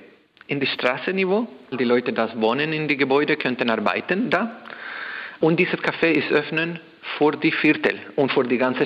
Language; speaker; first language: German; non-native, learner; Spanish